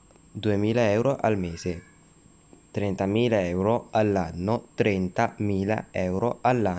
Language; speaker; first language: Italian; non-native, learner; Urdu